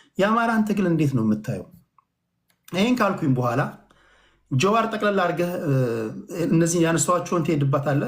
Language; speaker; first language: Amharic; native; Amharic